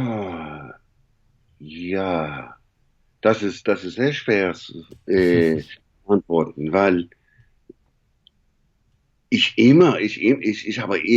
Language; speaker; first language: German; non-native, learner; English